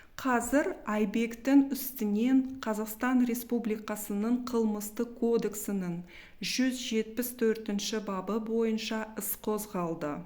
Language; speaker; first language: Kazakh; non-native, local second language; Russian